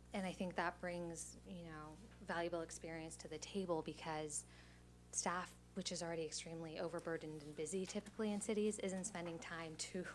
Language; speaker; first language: English; native; English